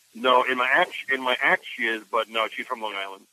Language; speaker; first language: English; native; English